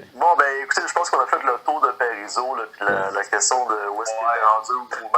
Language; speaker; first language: French; native; French